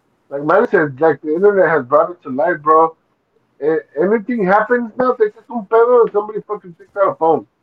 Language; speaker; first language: English; early bilingual, other home language; Spanish